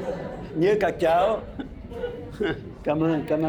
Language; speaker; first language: Vietnamese; non-native, fluent; French